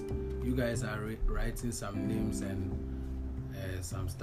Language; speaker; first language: English; non-native, local second language; Akan